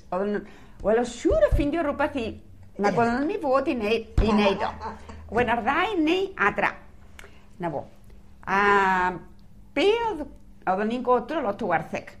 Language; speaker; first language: Welsh; early bilingual, heritage; Welsh